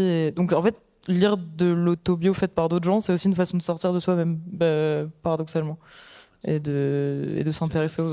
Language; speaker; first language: French; native; French